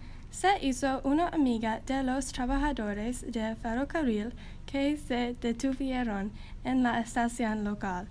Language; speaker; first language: Spanish; non-native, learner; English